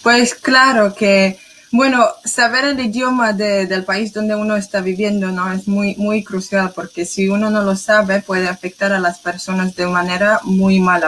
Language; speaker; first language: Spanish; non-native, fluent; English